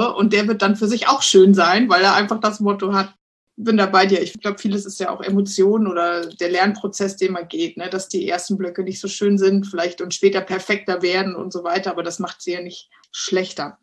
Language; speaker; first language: German; native; German